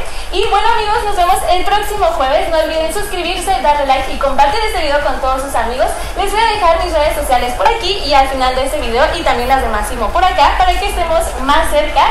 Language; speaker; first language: Spanish; native; Spanish